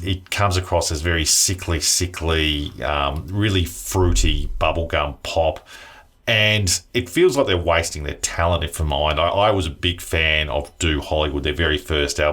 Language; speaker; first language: English; native; English